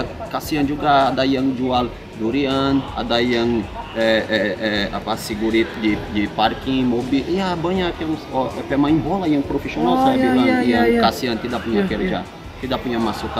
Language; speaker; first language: Indonesian; non-native, fluent; Portuguese